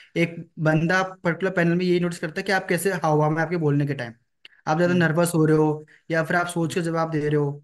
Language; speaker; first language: Hindi; native; Hindi